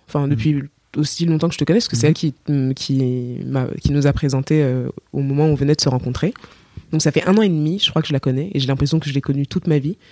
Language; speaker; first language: French; native; French